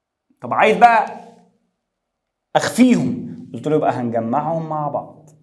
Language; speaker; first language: Arabic; native; Arabic